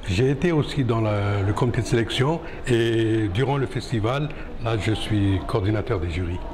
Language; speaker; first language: French; non-native, local second language; Arabic